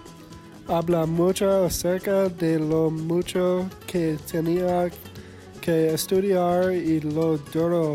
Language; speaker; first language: Spanish; non-native, learner; English